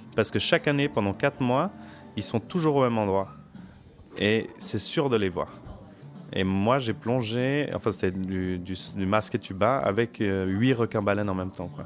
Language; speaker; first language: French; native; French